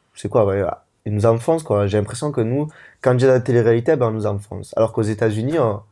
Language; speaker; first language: French; native; French